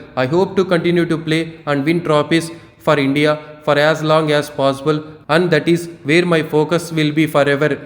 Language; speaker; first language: English; non-native, local second language; Telugu